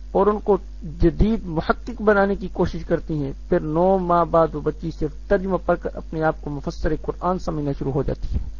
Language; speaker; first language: Urdu; native; Urdu